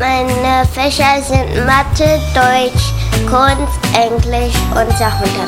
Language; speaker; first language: German; early bilingual, heritage; German